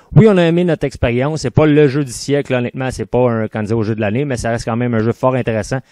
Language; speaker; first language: French; native; French